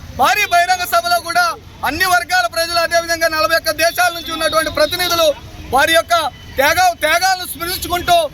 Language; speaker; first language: Telugu; native; Telugu